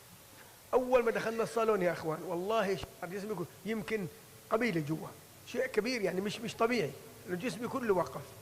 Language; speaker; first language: Arabic; native; Arabic